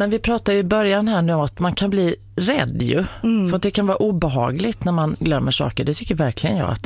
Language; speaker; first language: Swedish; native; Swedish